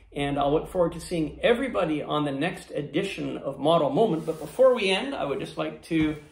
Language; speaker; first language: English; native; English